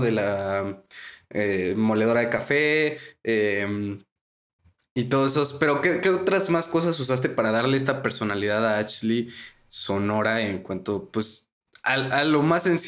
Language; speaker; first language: Spanish; native; Spanish